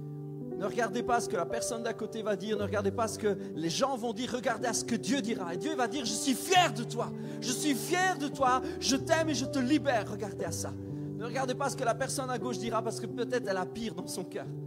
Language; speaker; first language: French; native; French